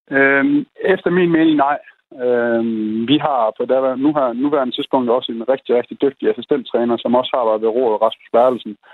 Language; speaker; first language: Danish; native; Danish